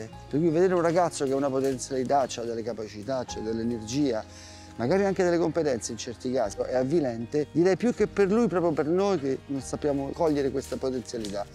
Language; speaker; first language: Italian; native; Italian